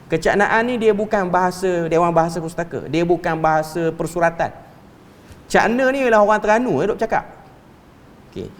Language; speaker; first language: Malay; native; Malay